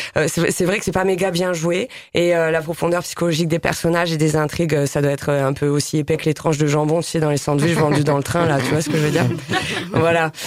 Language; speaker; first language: French; native; French